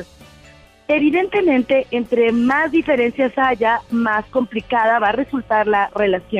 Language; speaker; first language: Spanish; native; Spanish